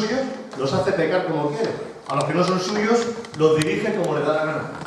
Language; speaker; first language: Spanish; native; Spanish